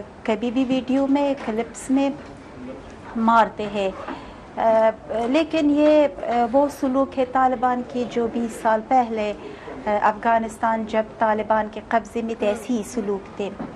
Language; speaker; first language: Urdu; non-native, fluent; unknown